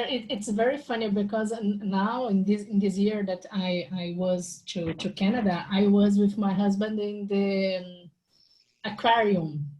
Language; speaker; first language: English; non-native, learner; Portuguese